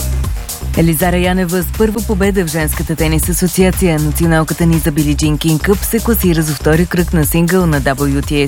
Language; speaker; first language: Bulgarian; native; Bulgarian